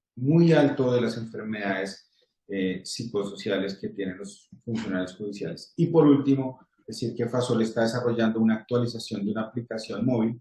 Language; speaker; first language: Spanish; native; Spanish